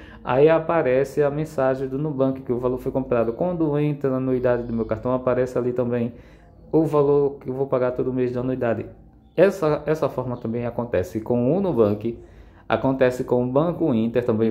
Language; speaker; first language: Portuguese; native; Portuguese